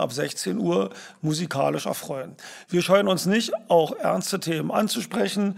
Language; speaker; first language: German; native; German